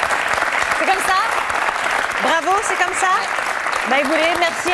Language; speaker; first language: French; native; French